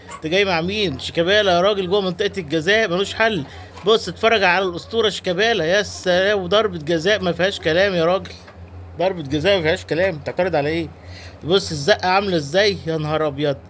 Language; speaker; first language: Arabic; native; Arabic